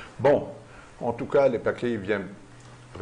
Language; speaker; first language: French; non-native, learner; German